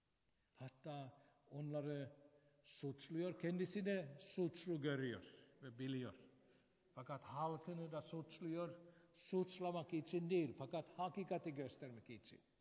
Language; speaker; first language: Turkish; non-native, fluent; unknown